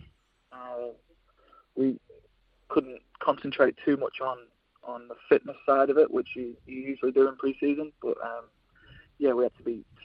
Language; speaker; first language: English; native; English